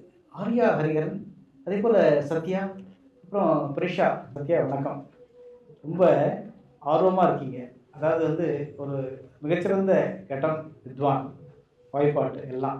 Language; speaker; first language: Tamil; native; Tamil